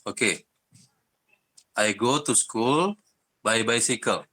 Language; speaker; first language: English; non-native, learner; Indonesian